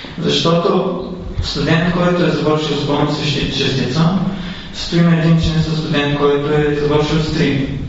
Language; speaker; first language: Bulgarian; native; Bulgarian